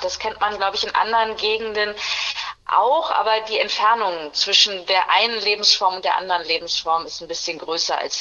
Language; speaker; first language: German; native; German